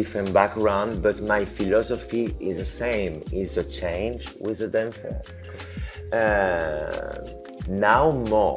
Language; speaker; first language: English; non-native, learner; French